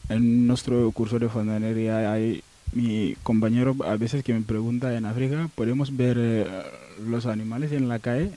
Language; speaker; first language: Spanish; non-native, learner; Wolof